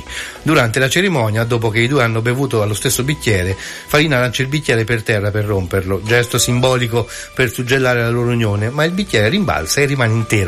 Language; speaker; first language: Italian; native; Italian